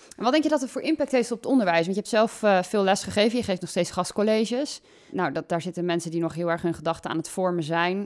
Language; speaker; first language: Dutch; native; Dutch